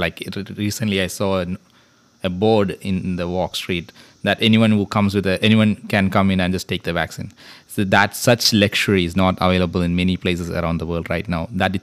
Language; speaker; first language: English; non-native, local second language; Malayalam